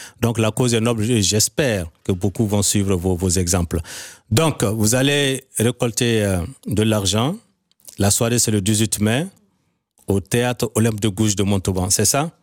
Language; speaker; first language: French; non-native, local second language; Bambara